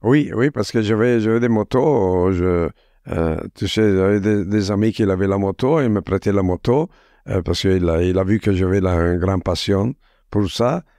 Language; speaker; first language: French; non-native, fluent; Italian